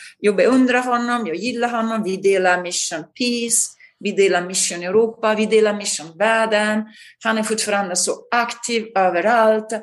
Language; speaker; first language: Swedish; non-native, fluent; Italian